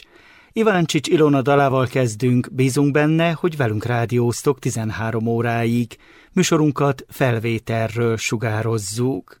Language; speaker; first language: Hungarian; native; Hungarian